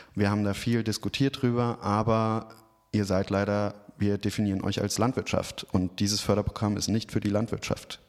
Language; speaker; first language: German; native; German